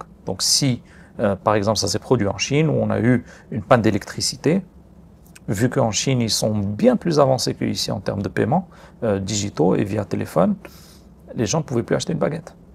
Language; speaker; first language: French; non-native, local second language; Arabic